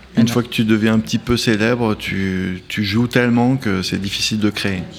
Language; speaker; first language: French; native; French